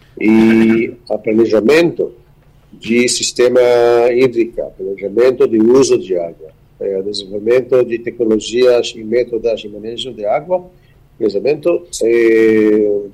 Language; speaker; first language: Portuguese; non-native, fluent; Hebrew